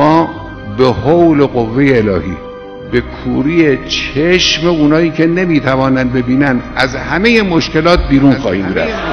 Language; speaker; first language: Persian; native; Persian